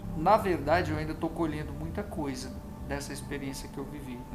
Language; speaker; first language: Portuguese; native; Portuguese